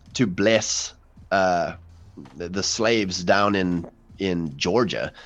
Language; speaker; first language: English; native; English